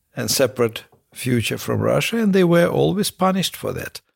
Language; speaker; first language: English; non-native, fluent; Russian